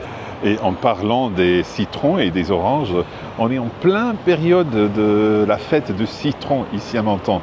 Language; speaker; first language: French; non-native, fluent; English